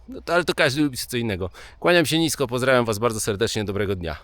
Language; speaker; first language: Polish; native; Polish